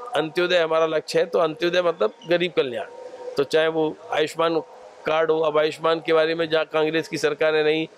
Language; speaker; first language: Hindi; native; Hindi